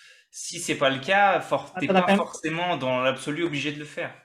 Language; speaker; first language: French; native; French